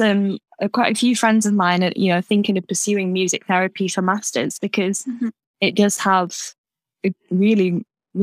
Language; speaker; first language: English; native; English